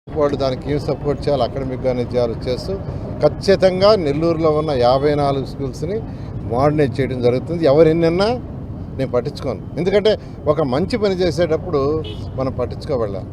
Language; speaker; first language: Telugu; native; Telugu